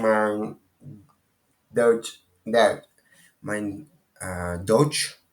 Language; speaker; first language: German; non-native, learner; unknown